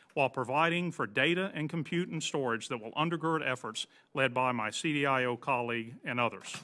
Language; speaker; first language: English; native; English